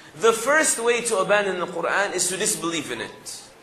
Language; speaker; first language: English; early bilingual, other home language; Arabic